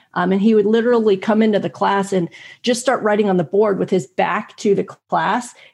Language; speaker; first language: English; native; English